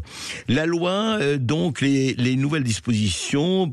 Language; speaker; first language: French; native; French